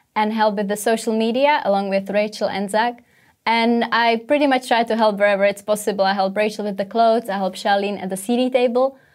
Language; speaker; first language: English; non-native, fluent; Czech